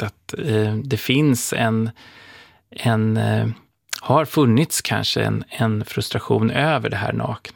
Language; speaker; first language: Swedish; native; Swedish